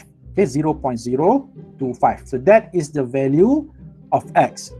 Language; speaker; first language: English; non-native, local second language; Malay